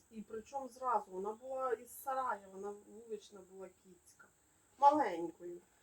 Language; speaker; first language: Ukrainian; native; Ukrainian